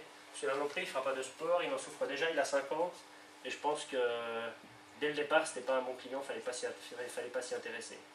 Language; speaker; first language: French; native; French